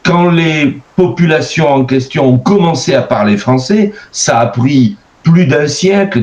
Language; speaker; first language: French; native; French